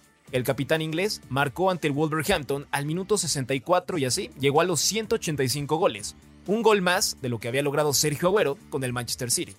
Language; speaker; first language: Spanish; native; Spanish